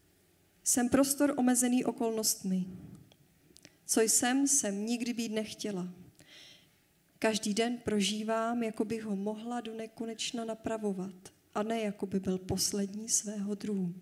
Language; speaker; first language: Czech; native; Czech